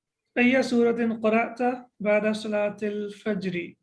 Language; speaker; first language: Arabic; non-native, fluent; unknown